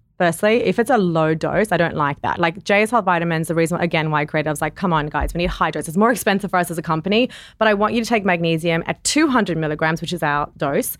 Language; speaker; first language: English; native; English